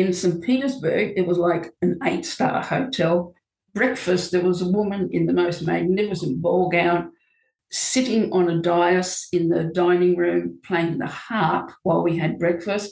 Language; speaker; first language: English; native; English